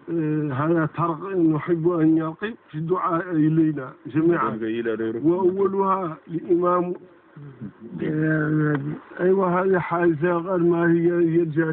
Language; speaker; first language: Arabic; non-native, fluent; Fula